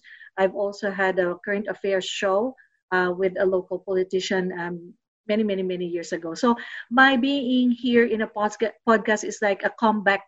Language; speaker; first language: English; non-native, local second language; Filipino